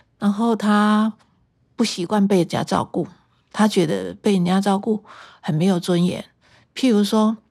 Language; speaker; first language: Chinese; native; Chinese